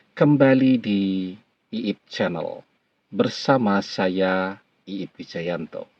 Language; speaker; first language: Indonesian; native; Indonesian